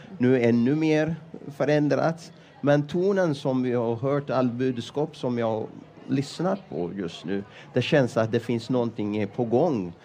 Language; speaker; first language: Swedish; non-native, fluent; Amharic